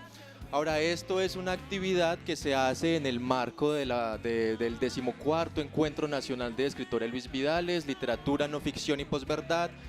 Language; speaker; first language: Spanish; native; Spanish